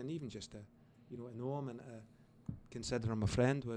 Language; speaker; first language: English; native; English